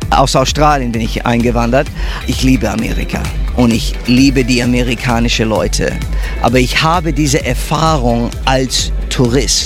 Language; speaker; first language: German; non-native, fluent; English